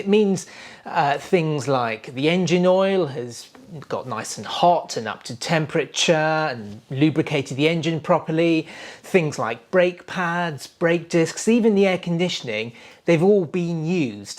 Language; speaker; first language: English; native; English